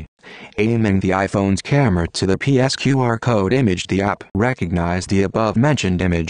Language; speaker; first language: English; non-native, fluent; Greek